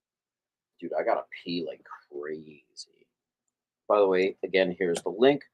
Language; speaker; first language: English; native; English